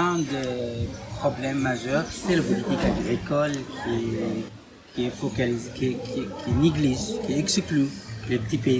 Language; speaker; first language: French; non-native, fluent; Arabic